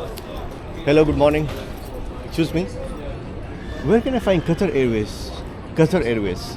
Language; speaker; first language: English; non-native, local second language; Urdu